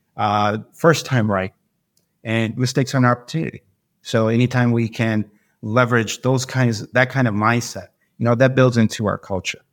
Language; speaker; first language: English; native; English